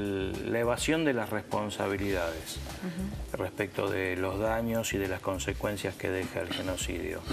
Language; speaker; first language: Spanish; native; Spanish